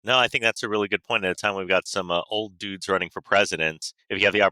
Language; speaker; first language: English; native; English